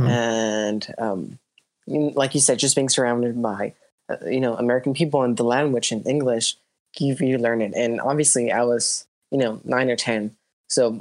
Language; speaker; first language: English; early bilingual, other home language; Spanish